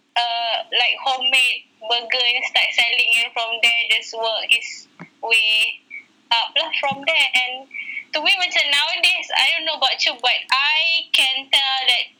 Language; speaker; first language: English; non-native, local second language; Malay